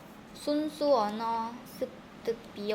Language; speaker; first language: Korean; non-native, fluent; Lao